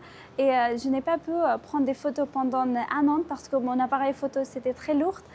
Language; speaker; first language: French; non-native, fluent; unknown